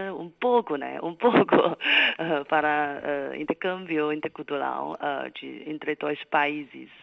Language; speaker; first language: Portuguese; non-native, fluent; Chinese